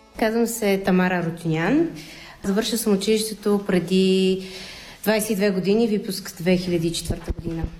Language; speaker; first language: Bulgarian; early bilingual, other home language; Armenian